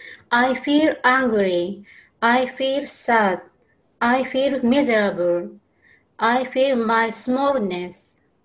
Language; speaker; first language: English; non-native, learner; Japanese